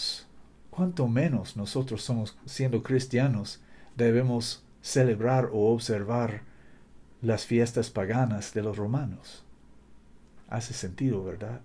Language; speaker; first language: Spanish; non-native, fluent; English